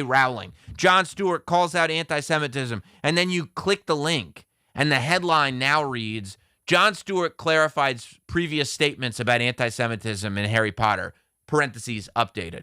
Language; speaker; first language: English; native; English